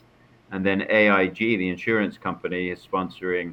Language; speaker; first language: English; native; English